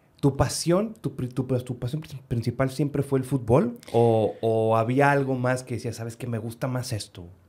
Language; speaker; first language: Spanish; native; Spanish